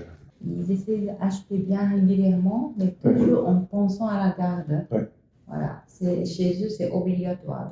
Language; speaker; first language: French; non-native, fluent; Japanese